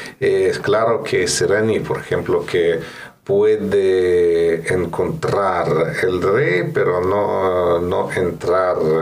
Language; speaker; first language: Spanish; non-native, fluent; Russian